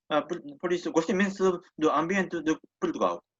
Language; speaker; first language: Portuguese; non-native, learner; Japanese